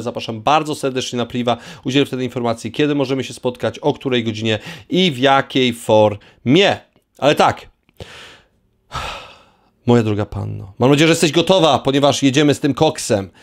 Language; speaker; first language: Polish; native; Polish